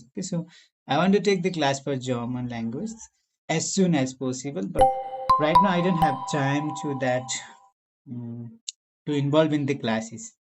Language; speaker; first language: English; non-native, learner; Nepali